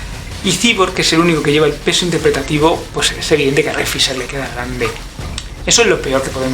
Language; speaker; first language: Spanish; native; Spanish